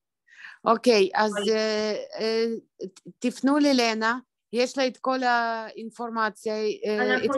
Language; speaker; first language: Hebrew; non-native, fluent; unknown